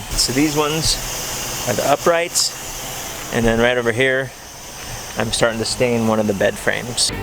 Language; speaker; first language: English; native; English